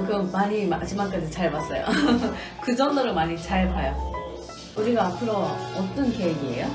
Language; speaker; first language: Korean; non-native, learner; Japanese